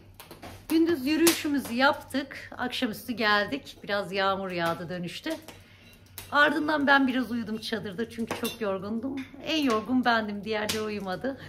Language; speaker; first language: Turkish; native; Turkish